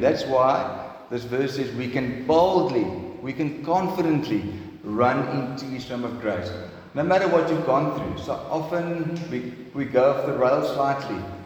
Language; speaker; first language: English; non-native, local second language; Afrikaans